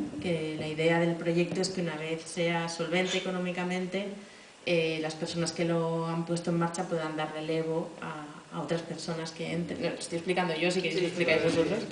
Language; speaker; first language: Spanish; native; Spanish